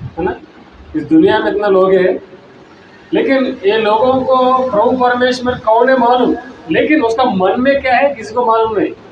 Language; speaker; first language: Hindi; non-native, local second language; Telugu